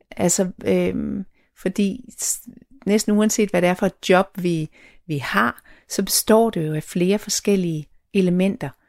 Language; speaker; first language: Danish; native; Danish